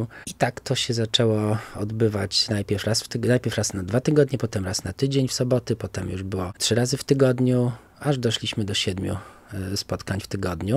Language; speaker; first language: Polish; native; Polish